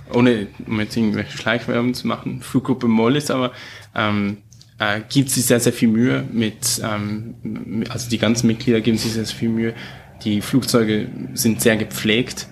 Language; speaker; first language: German; early bilingual, heritage; German